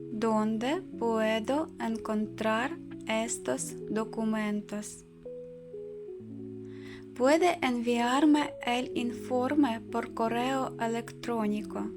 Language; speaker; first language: Spanish; non-native, fluent; Ukrainian